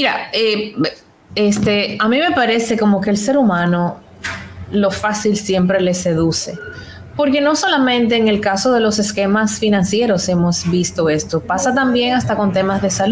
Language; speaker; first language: Spanish; native; Spanish